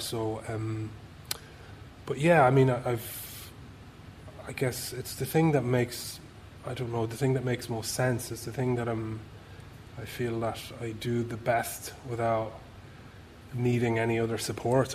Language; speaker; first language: English; native; English